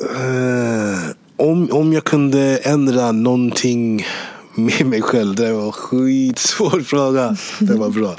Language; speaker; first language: Swedish; early bilingual, other home language; English